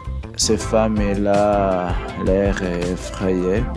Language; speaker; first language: French; non-native, learner; English